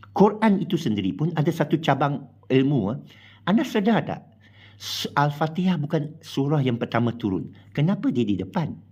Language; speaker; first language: Malay; non-native, local second language; Chinese